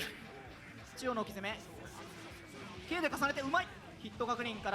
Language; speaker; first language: Japanese; native; Japanese